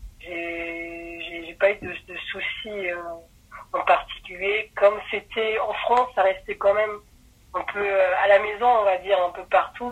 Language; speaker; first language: French; early bilingual, other home language; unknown